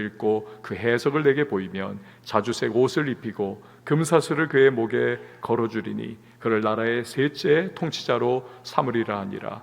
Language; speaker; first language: Korean; native; Korean